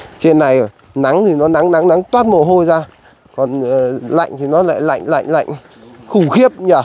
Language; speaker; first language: Vietnamese; native; Vietnamese